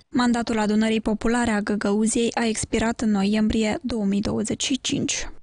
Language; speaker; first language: Romanian; native; Romanian